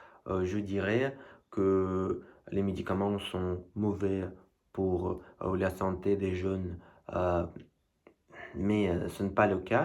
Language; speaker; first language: French; non-native, learner; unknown